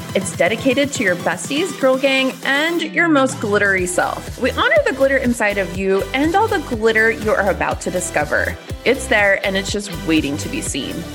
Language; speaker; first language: English; native; English